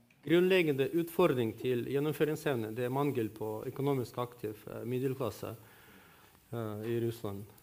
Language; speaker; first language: Norwegian; non-native, fluent; Russian